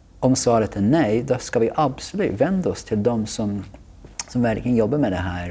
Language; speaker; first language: Swedish; non-native, fluent; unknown